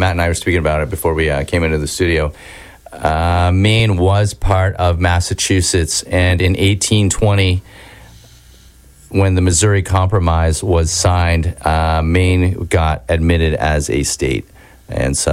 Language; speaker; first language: English; native; English